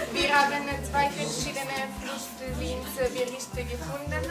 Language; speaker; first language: German; non-native, learner; Italian